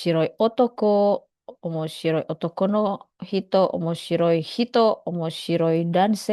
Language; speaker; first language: Japanese; non-native, fluent; Indonesian